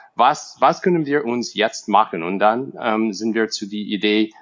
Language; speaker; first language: German; non-native, fluent; English